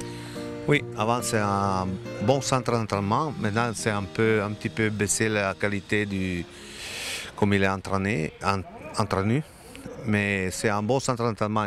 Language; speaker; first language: French; non-native, learner; Italian